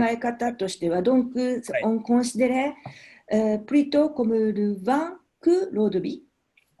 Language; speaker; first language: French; non-native, fluent; Japanese